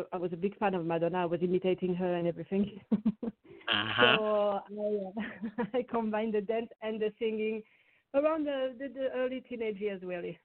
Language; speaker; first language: English; non-native, fluent; French